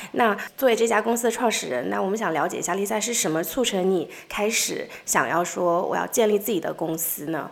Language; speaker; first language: Chinese; native; Chinese